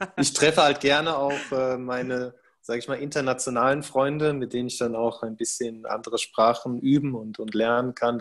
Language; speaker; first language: German; native; German